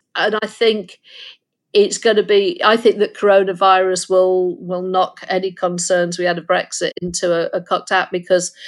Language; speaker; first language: English; native; English